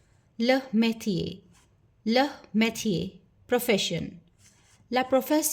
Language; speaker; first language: French; non-native, fluent; Hindi